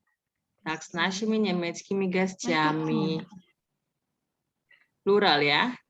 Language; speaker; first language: Russian; non-native, fluent; Indonesian